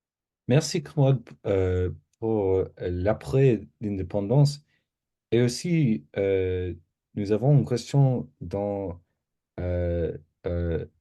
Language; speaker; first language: French; non-native, learner; English